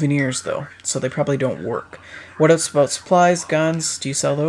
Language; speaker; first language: English; native; English